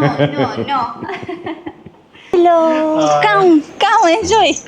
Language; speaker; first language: English; non-native, learner; Romanian